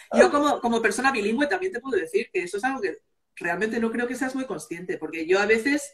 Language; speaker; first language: Spanish; early bilingual, other home language; English